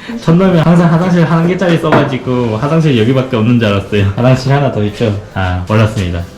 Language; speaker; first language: Korean; native; Korean